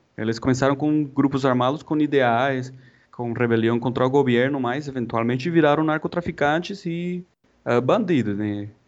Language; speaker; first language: Portuguese; non-native, fluent; Spanish